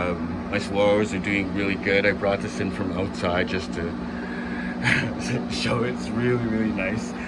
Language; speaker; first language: English; native; English